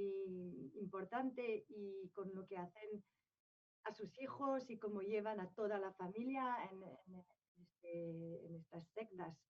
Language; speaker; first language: Spanish; non-native, fluent; French